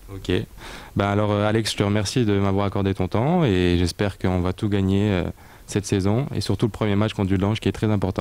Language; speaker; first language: French; native; French